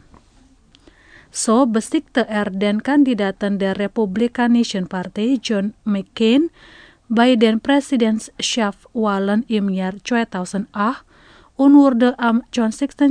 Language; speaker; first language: German; non-native, fluent; Indonesian